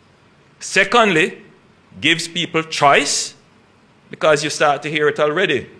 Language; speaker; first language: English; native; English